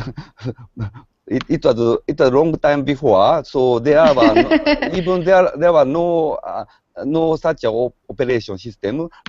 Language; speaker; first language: English; non-native, learner; Japanese